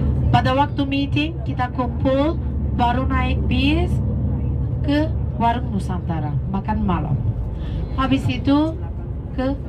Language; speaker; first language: Indonesian; non-native, fluent; Turkish